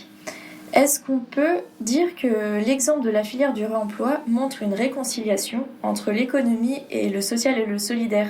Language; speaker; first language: French; native; French